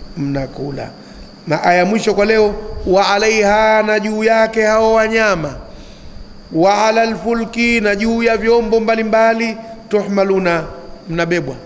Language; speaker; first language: Swahili; native; Swahili